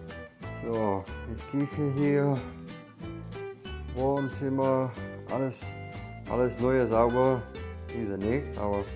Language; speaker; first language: German; non-native, learner; Czech